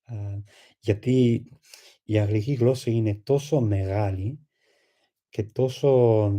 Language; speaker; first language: Greek; non-native, fluent; English